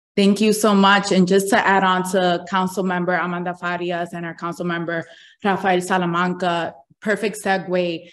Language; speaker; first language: English; early bilingual, other home language; Spanish